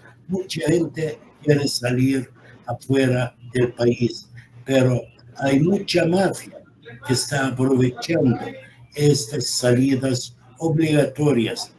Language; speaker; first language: Spanish; non-native, fluent; Arabic